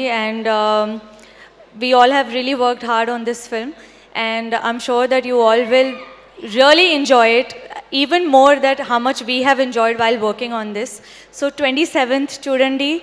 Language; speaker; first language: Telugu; non-native, local second language; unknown